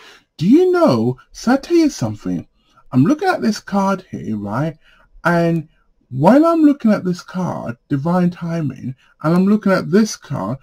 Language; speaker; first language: English; native; English